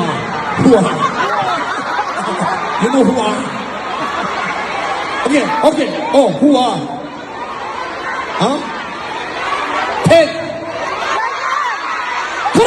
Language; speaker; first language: English; non-native, learner; Korean